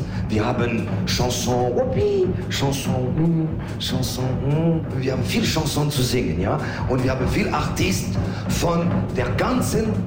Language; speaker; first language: German; non-native, learner; French